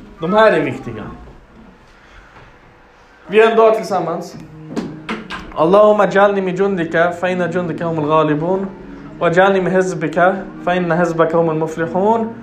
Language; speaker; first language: Swedish; non-native, fluent; Arabic